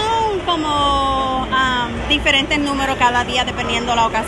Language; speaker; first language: Spanish; native; Spanish